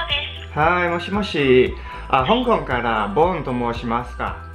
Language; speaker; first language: Japanese; non-native, learner; Cantonese